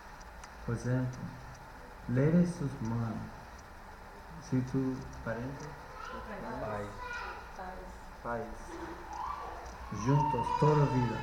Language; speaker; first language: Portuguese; non-native, learner; English